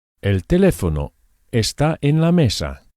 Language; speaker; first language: Spanish; non-native, fluent; English